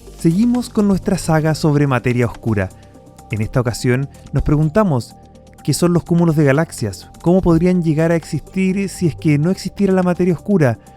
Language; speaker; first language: Spanish; native; Spanish